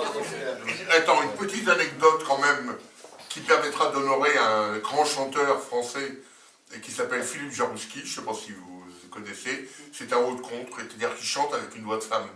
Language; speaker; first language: French; native; French